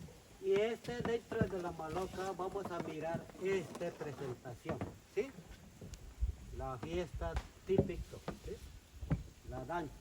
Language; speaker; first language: Spanish; non-native, local second language; Ticuna